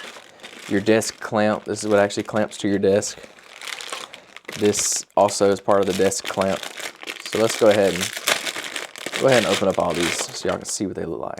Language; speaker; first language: English; native; English